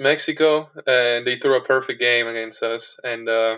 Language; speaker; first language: English; non-native, fluent; Italian